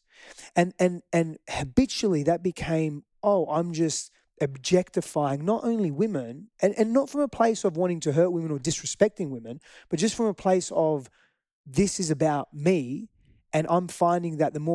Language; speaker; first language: English; early bilingual, other home language; Greek